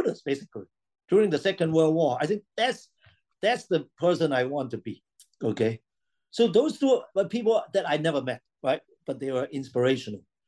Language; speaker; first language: English; non-native, local second language; Cantonese